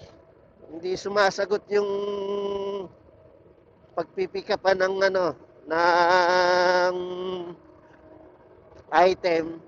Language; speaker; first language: Filipino; native; Filipino